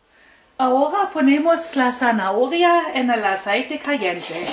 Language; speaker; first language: Spanish; non-native, learner; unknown